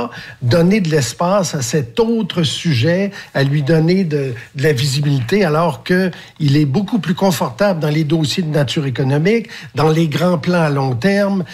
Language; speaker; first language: French; native; French